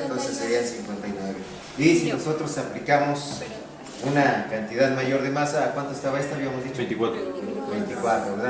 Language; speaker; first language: Spanish; native; Spanish